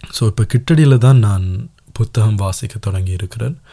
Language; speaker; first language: Tamil; early bilingual, heritage; Tamil